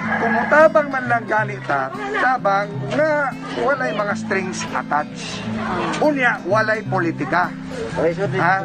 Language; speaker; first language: Cebuano; native; Cebuano